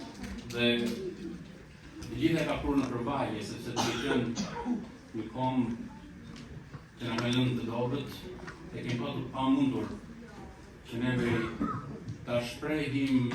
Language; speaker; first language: Albanian; native; Albanian